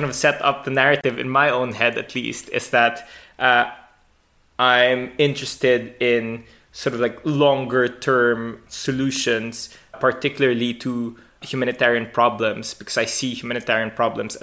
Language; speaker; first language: English; non-native, local second language; Hiligaynon